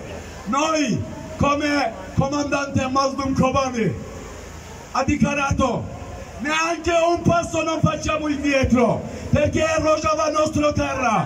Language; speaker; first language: Italian; non-native, learner; Kurdish